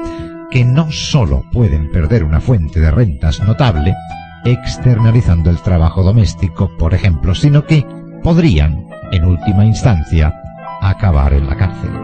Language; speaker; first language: Spanish; native; Spanish